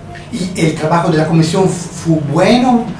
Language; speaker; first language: Spanish; non-native, fluent; Italian